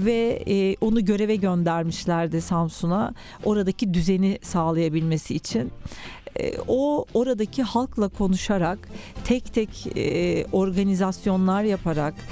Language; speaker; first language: Turkish; native; Turkish